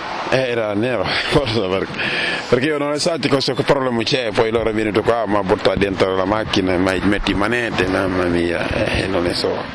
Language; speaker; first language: Italian; non-native, learner; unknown